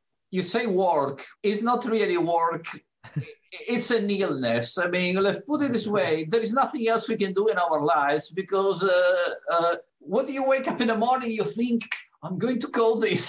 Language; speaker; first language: English; non-native, fluent; Italian